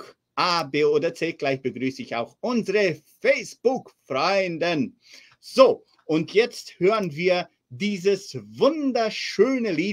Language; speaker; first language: German; early bilingual, heritage; German